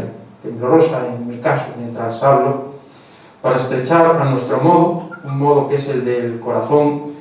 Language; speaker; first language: Spanish; native; Spanish